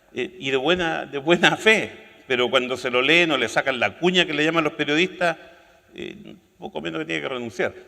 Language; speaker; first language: Spanish; native; Spanish